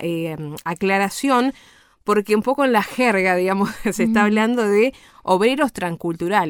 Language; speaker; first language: Spanish; native; Spanish